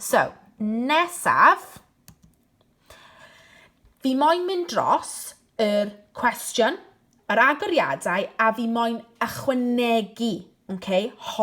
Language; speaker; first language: Welsh; non-native, local second language; English